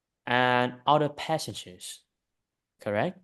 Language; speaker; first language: English; non-native, fluent; Vietnamese